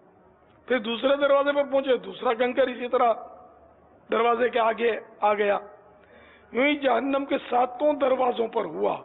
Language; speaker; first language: Urdu; native; Urdu